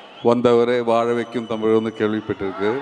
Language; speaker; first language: Tamil; non-native, learner; Malayalam